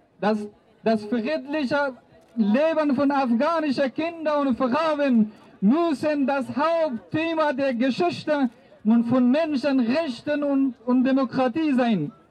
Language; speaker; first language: German; non-native, fluent; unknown